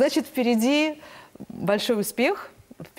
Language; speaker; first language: Russian; native; Russian